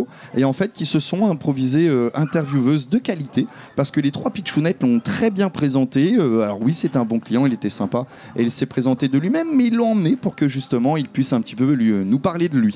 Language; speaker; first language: French; native; French